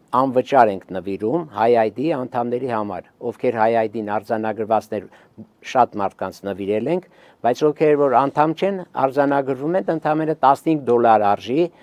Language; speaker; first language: Armenian; native; Armenian